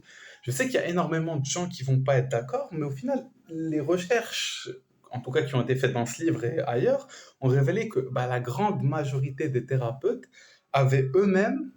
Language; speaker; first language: French; native; French